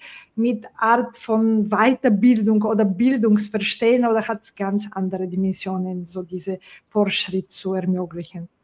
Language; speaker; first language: German; non-native, fluent; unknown